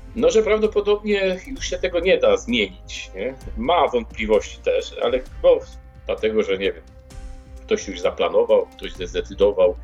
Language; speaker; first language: Polish; native; Polish